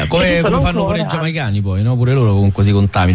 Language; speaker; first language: Italian; native; Italian